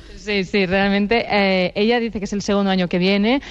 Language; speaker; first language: Spanish; non-native, local second language; Catalan